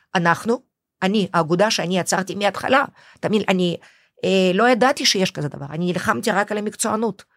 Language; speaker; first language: Hebrew; non-native, fluent; Russian